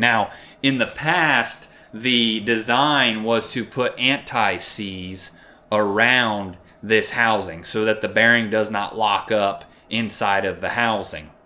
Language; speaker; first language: English; native; English